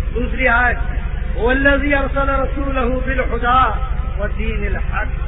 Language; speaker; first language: Urdu; non-native, local second language; Punjabi